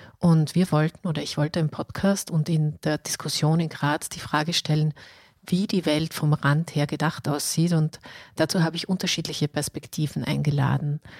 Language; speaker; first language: German; native; German